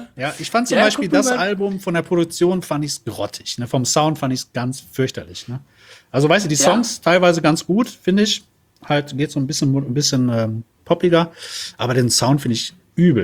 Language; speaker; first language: German; native; German